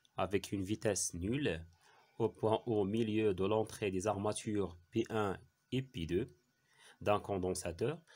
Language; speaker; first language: French; non-native, local second language; Arabic